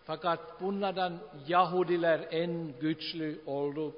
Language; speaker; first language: Turkish; non-native, fluent; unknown